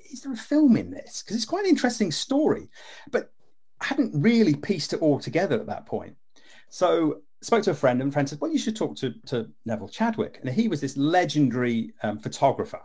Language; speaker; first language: English; native; English